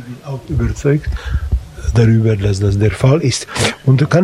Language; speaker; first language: German; non-native, fluent; Slovak